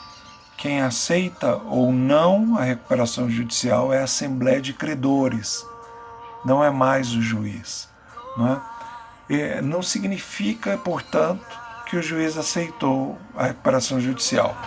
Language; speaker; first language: Portuguese; native; Portuguese